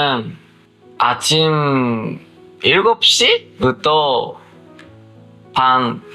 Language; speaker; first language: Korean; non-native, learner; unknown